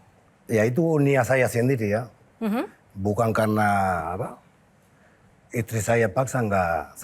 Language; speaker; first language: Indonesian; non-native, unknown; Spanish